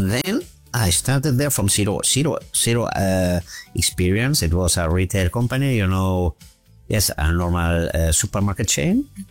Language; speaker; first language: English; non-native, fluent; German